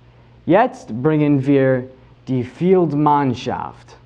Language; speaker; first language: German; non-native, learner; English